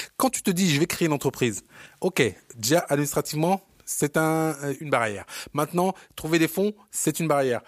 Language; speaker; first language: French; early bilingual, other home language; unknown